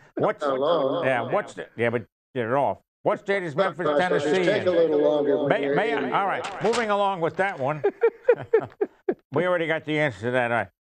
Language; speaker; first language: English; native; English